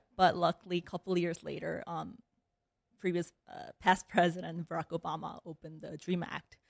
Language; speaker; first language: English; early bilingual, other home language; Korean